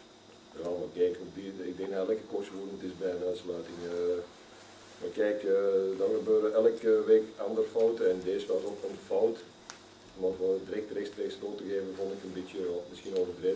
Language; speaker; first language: Dutch; native; Dutch